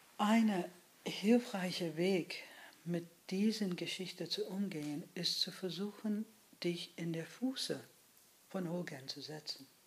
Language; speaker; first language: German; non-native, fluent; English